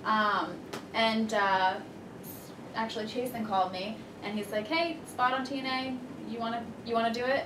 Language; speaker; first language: English; native; English